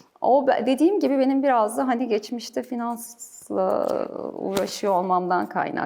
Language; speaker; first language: Turkish; native; Turkish